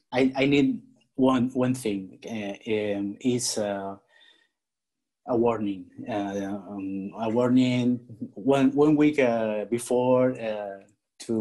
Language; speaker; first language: English; non-native, learner; Spanish